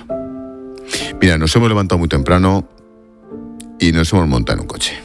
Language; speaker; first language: Spanish; native; Spanish